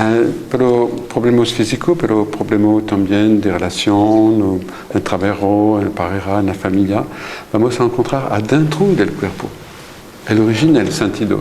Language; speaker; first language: Spanish; non-native, fluent; French